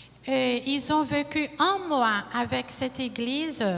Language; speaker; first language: French; non-native, fluent; Portuguese